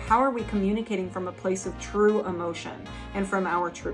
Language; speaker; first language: English; native; English